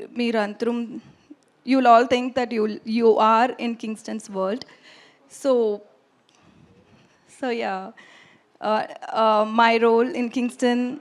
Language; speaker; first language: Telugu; non-native, learner; Tamil